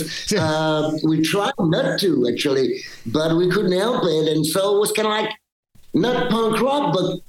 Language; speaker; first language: English; early bilingual, other home language; French